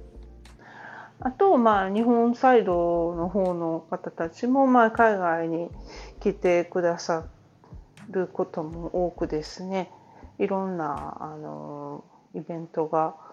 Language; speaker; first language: Japanese; native; Japanese